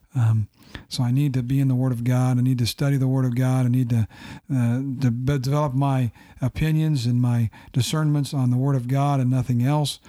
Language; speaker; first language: English; native; English